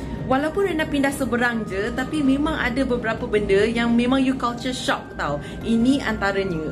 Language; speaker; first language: Malay; native; Malay